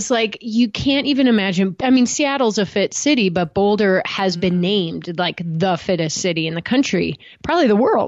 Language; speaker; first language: English; native; English